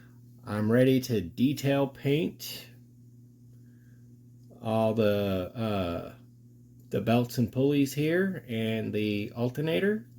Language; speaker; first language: English; native; English